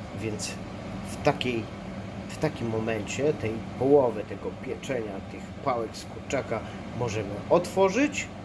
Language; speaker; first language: Polish; native; Polish